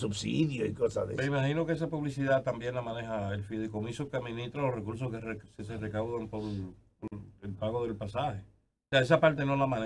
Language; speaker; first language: Spanish; native; Spanish